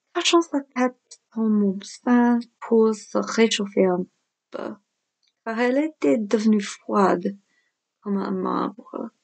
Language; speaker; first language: French; non-native, fluent; English